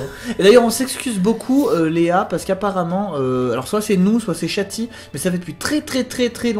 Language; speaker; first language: French; native; French